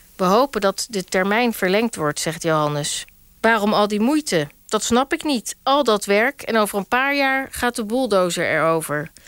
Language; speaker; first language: Dutch; native; Dutch